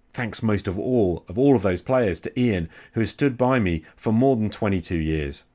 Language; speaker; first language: English; native; English